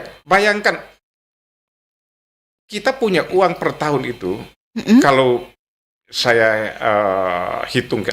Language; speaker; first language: Indonesian; native; Indonesian